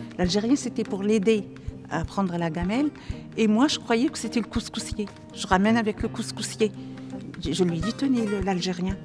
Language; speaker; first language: French; non-native, local second language; Arabic